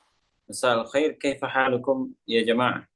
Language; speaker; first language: Arabic; non-native, fluent; Indonesian